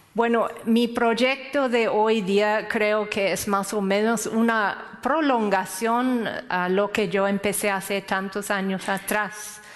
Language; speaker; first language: Spanish; non-native, fluent; English